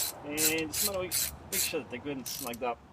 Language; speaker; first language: English; native; English